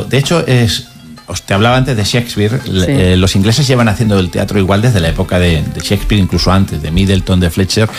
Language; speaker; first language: Spanish; native; Spanish